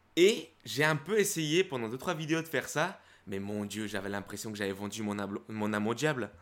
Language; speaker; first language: French; early bilingual, other home language; Spanish